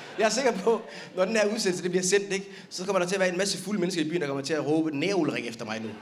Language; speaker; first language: Danish; early bilingual, other home language; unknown